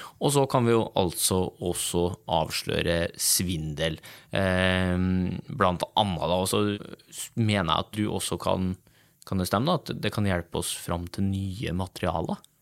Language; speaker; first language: Norwegian; native; Norwegian